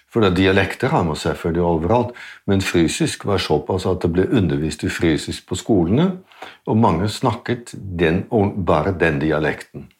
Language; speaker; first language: Norwegian; non-native, fluent; Dutch